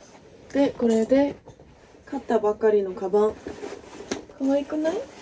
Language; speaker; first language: Japanese; non-native, fluent; Korean